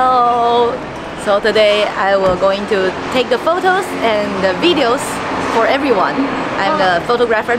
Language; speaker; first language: English; non-native, learner; Japanese